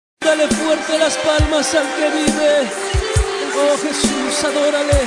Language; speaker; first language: Spanish; native; Spanish